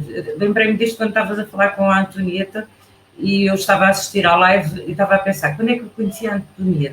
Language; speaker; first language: Portuguese; native; Portuguese